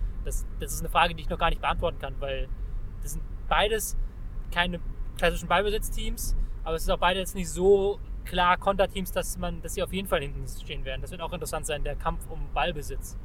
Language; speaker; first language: German; native; German